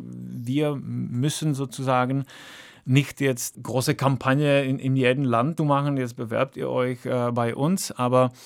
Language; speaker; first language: German; non-native, fluent; Czech